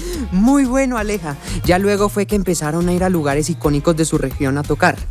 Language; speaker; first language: Spanish; native; Spanish